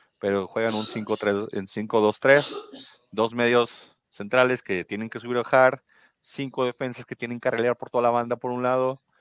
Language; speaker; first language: Spanish; native; Spanish